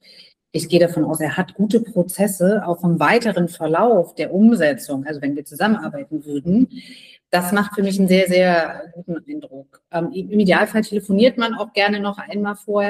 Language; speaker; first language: German; native; German